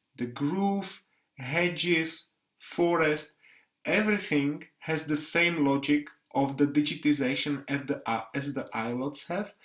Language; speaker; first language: English; non-native, fluent; Czech